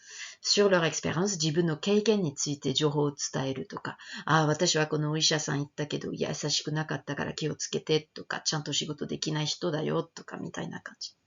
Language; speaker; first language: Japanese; non-native, fluent; French